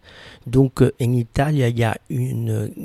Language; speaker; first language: French; non-native, fluent; Italian